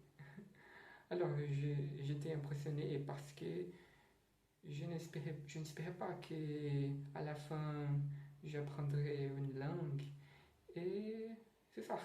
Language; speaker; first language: French; non-native, learner; Portuguese